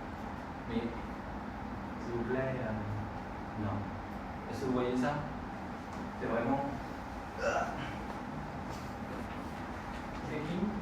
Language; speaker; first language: French; non-native, fluent; Khmer